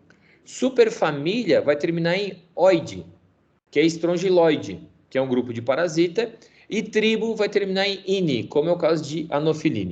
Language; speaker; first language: Portuguese; native; Portuguese